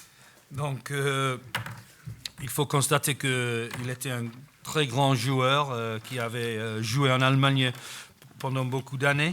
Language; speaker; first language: French; non-native, fluent; English